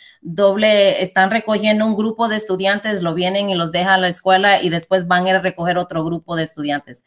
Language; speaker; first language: Spanish; early bilingual, heritage; Spanish